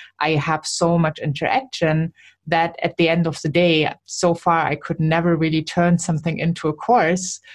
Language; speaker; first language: English; non-native, fluent; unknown